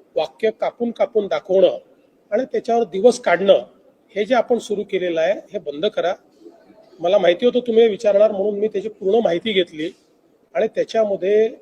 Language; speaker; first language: Marathi; native; Marathi